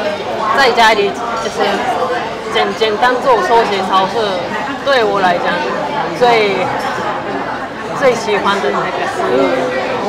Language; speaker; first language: Chinese; non-native, fluent; Japanese